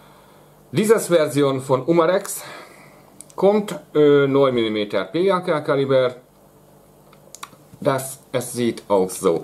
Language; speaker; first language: German; non-native, learner; Hungarian